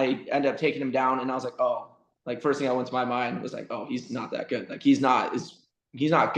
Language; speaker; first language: English; native; English